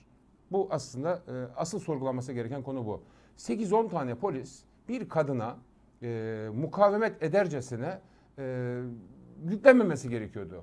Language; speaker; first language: Turkish; native; Turkish